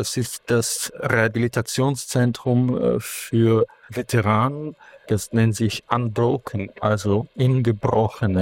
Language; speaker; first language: German; non-native, fluent; Ukrainian